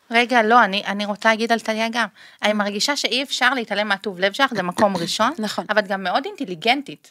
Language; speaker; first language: Hebrew; early bilingual, other home language; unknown